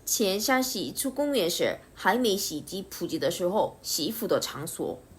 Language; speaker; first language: Chinese; non-native, learner; Korean